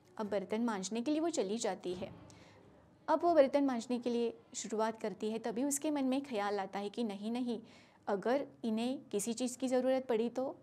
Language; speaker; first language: Hindi; non-native, local second language; Marathi